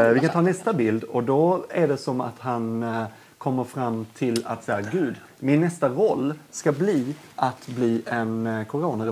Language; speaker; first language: Swedish; native; Swedish